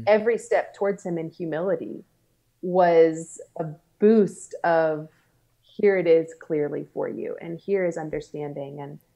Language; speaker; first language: English; native; English